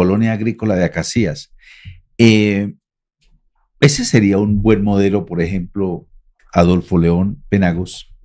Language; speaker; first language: Spanish; native; Spanish